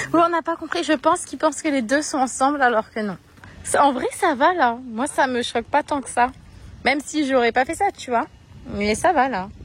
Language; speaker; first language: French; native; French